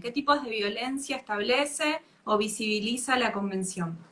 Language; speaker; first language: Spanish; native; Spanish